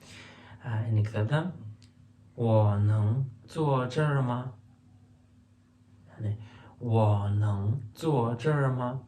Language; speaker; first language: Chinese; non-native, fluent; Turkmen